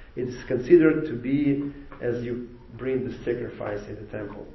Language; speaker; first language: English; non-native, fluent; Ukrainian